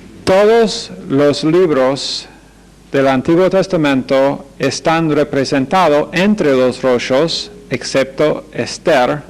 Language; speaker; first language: Spanish; non-native, fluent; English